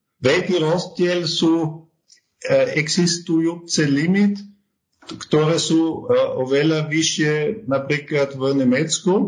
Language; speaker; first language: Slovak; non-native, learner; German